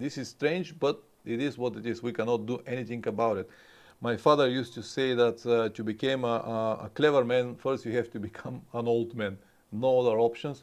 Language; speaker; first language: English; non-native, fluent; Bulgarian